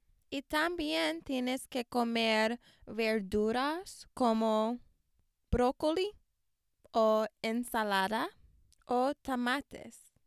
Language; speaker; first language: Spanish; non-native, learner; English